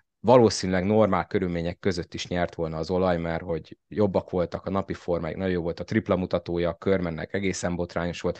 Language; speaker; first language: Hungarian; native; Hungarian